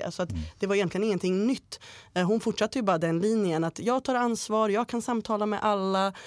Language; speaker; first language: Swedish; early bilingual, other home language; Bosnian